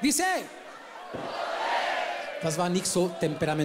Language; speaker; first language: German; non-native, learner; Spanish